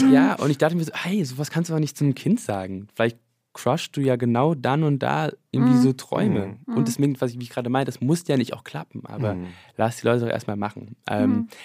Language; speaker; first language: German; early bilingual, other home language; English